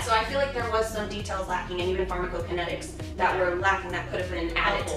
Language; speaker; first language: English; native; English